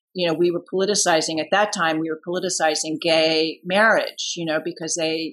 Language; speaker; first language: English; native; English